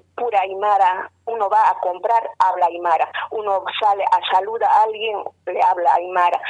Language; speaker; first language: Spanish; non-native, local second language; Aymara